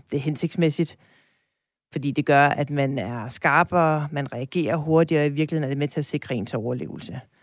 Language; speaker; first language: Danish; native; Danish